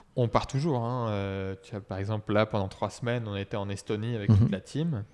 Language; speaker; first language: French; native; French